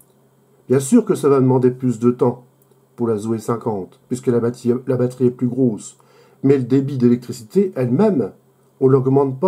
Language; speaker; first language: French; native; French